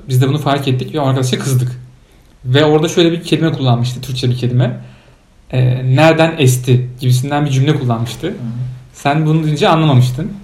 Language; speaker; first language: Turkish; native; Turkish